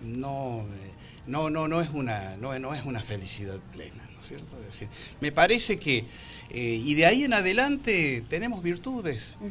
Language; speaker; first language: Spanish; native; Spanish